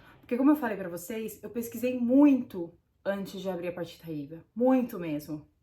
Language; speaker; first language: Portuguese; native; Portuguese